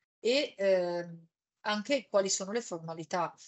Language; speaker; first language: Italian; native; Italian